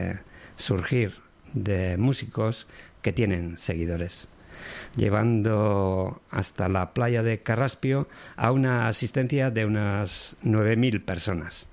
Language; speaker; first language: Spanish; non-native, local second language; Basque